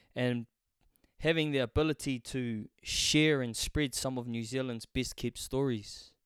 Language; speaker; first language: English; native; English